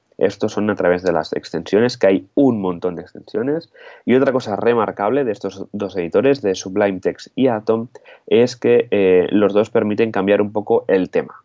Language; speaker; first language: Spanish; non-native, local second language; Catalan